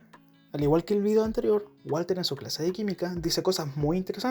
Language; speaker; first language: Spanish; native; Spanish